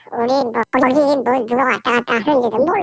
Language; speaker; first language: Korean; native; Korean